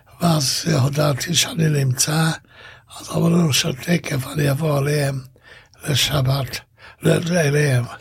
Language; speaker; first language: Hebrew; non-native, fluent; Hungarian